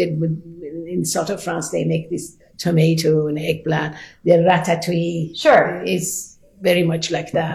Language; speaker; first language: English; non-native, fluent; Persian